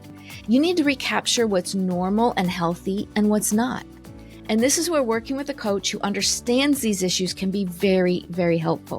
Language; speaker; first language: English; native; English